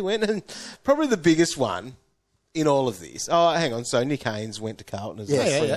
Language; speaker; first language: English; native; English